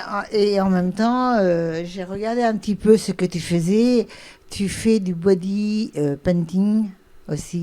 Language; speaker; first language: French; native; French